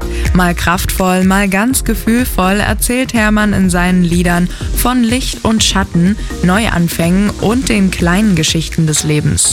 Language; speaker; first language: German; native; German